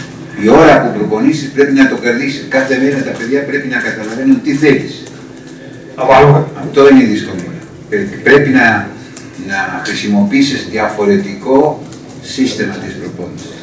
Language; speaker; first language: Greek; non-native, learner; Spanish